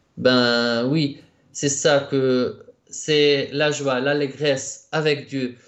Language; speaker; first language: French; non-native, local second language; Arabic